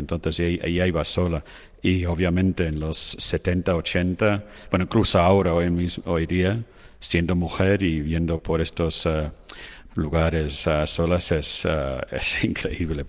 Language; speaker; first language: Spanish; non-native, fluent; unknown